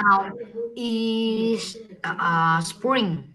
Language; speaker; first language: English; non-native, learner; Vietnamese